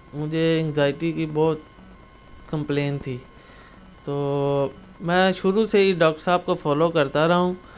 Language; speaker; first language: Urdu; non-native, local second language; Punjabi